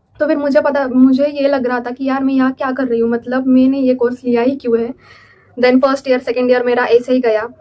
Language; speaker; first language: Hindi; non-native, local second language; Marathi